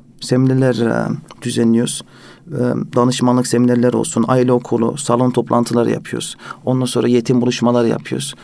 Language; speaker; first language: Turkish; early bilingual, heritage; Turkish